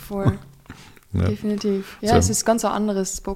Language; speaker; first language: German; native; German